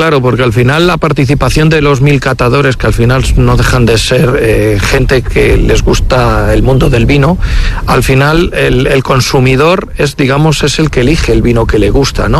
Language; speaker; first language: Spanish; native; Spanish